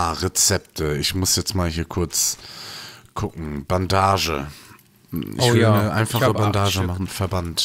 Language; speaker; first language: German; native; German